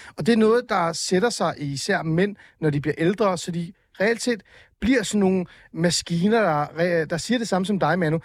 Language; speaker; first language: Danish; early bilingual, other home language; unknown